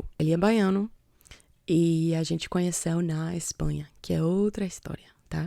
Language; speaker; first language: Portuguese; non-native, fluent; English